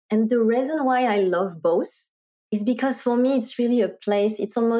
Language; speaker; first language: English; non-native, fluent; French